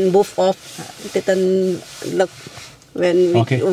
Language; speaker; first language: English; non-native, learner; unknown